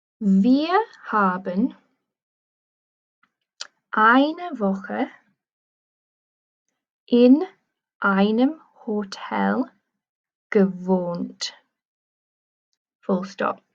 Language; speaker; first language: German; non-native, fluent; English